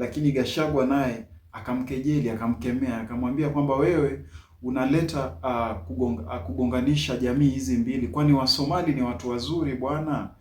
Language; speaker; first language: Swahili; non-native, local second language; Somali